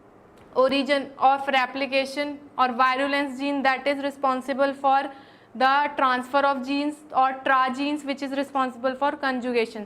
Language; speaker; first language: English; non-native, local second language; Hindi